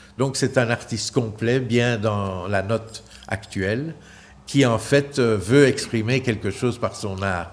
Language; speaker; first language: French; native; French